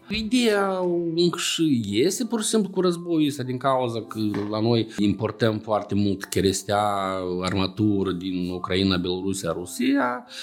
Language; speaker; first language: Romanian; native; Romanian